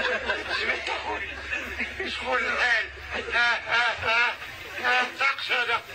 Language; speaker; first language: Arabic; native; Arabic